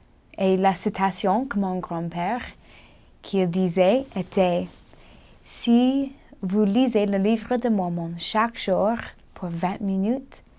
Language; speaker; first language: French; non-native, learner; English